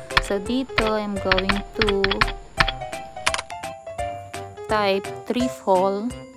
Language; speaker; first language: English; non-native, local second language; Filipino